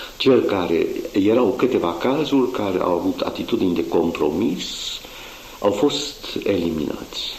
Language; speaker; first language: Romanian; non-native, local second language; Hungarian